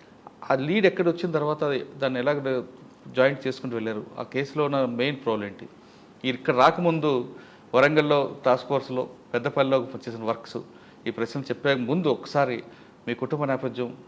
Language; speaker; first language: Telugu; native; Telugu